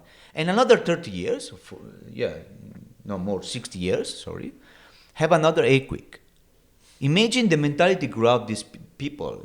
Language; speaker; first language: English; non-native, learner; Italian